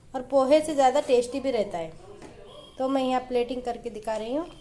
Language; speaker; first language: Hindi; non-native, local second language; Urdu